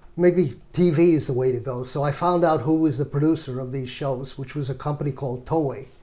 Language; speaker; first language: English; native; English